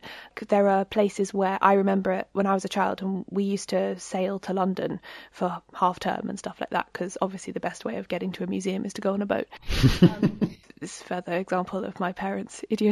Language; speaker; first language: English; native; English